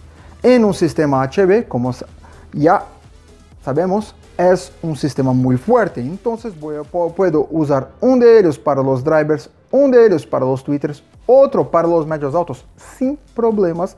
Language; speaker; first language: Spanish; non-native, fluent; Portuguese